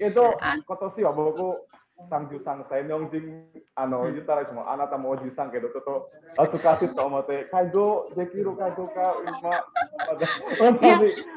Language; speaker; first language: Japanese; non-native, learner; Indonesian